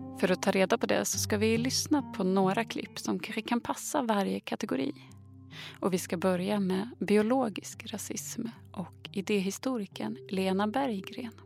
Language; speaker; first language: Swedish; native; Swedish